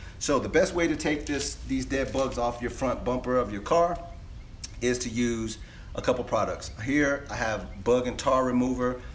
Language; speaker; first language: English; native; English